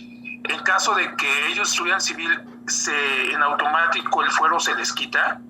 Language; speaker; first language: Spanish; native; Spanish